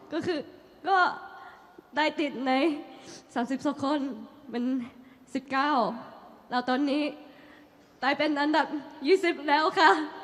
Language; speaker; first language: Thai; non-native, learner; Japanese